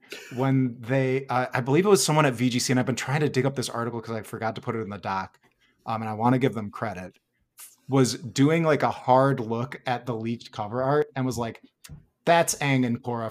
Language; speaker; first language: English; native; English